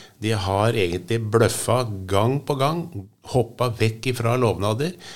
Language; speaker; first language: Norwegian; native; Norwegian